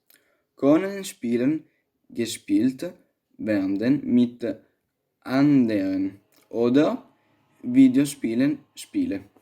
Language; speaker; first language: German; non-native, learner; Italian